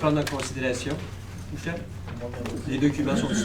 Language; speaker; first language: French; native; French